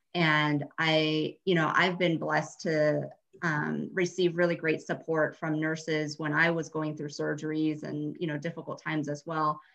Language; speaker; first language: English; native; English